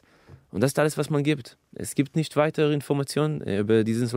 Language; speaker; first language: German; non-native, fluent; Hebrew